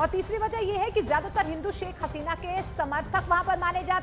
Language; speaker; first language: Hindi; native; Hindi